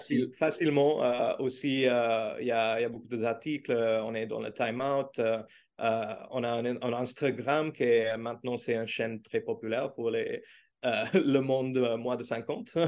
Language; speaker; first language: French; non-native, learner; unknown